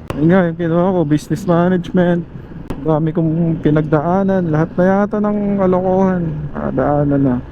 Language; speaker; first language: Filipino; non-native, local second language; Cebuano